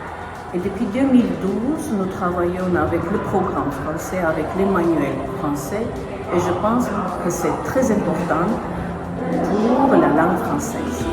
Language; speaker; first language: French; non-native, fluent; Armenian